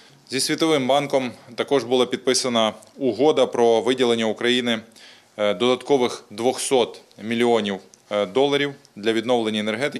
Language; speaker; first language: Ukrainian; native; Ukrainian